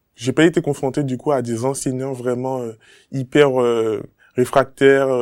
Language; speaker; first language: French; native; French